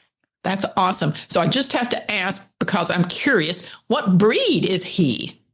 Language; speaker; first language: English; native; English